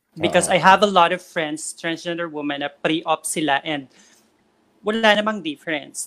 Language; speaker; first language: English; non-native, local second language; Filipino